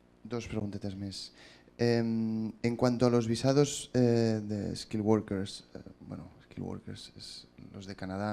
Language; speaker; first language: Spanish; non-native, local second language; Catalan